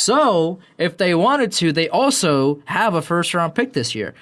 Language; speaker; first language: English; native; English